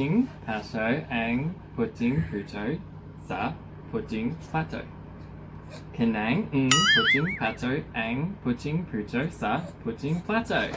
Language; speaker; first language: Filipino; non-native, learner; English